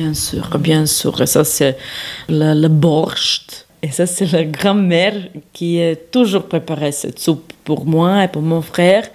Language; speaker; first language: French; non-native, fluent; Serbian